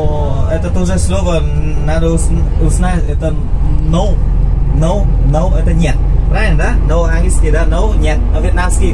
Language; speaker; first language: Russian; non-native, learner; Vietnamese